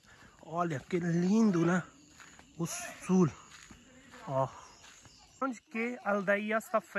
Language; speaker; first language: Portuguese; non-native, learner; Hindi